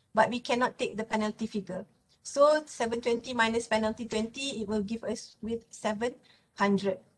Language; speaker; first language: English; non-native, local second language; Malay